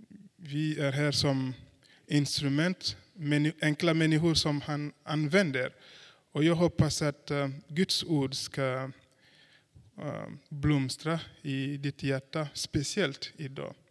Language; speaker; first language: Swedish; non-native, fluent; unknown